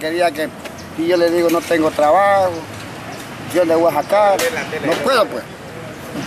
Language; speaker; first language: Spanish; native; Spanish